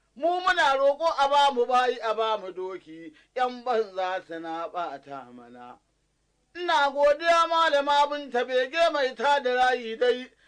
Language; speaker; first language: Hausa; native; Hausa